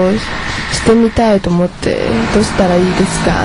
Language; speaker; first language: Japanese; non-native, learner; Chinese